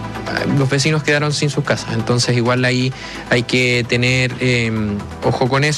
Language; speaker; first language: Spanish; native; Spanish